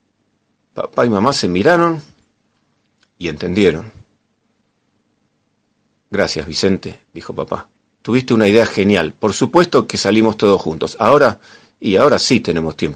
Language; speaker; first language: Spanish; native; Spanish